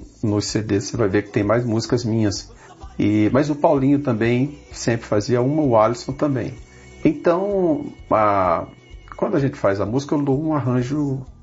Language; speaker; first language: Portuguese; native; Portuguese